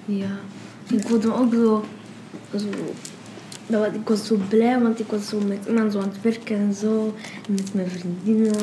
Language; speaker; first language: Dutch; early bilingual, other home language; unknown